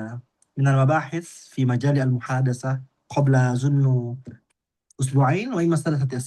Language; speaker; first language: Arabic; non-native, fluent; Indonesian